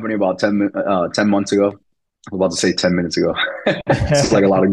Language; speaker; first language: English; early bilingual, other home language; Spanish